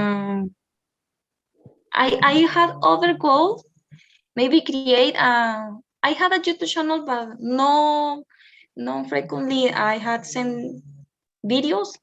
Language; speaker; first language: English; non-native, learner; Spanish